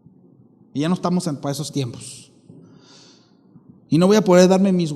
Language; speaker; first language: Spanish; native; Spanish